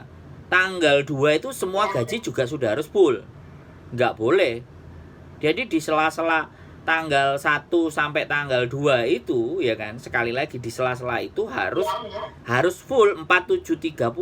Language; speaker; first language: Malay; non-native, local second language; Javanese